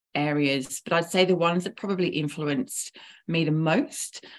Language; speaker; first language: English; native; English